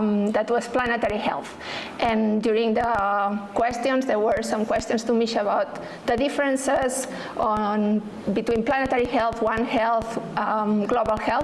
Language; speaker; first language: English; non-native, fluent; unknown